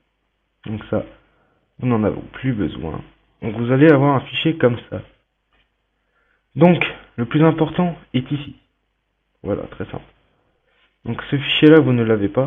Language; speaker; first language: French; native; French